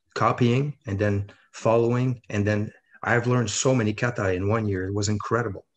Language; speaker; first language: English; non-native, fluent; French